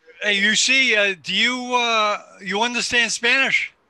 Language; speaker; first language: English; native; English